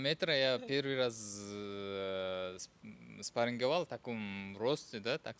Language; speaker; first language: Russian; non-native, fluent; Uzbek